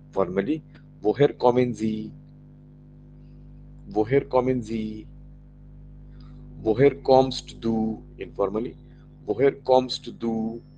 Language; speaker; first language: German; non-native, learner; Marathi